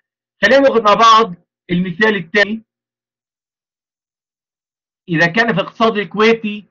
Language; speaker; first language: Arabic; native; Arabic